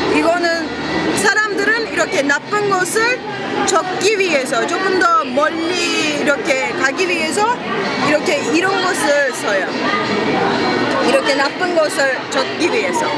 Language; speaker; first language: Korean; non-native, fluent; Turkish